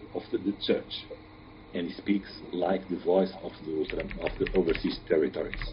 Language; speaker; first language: English; non-native, fluent; Portuguese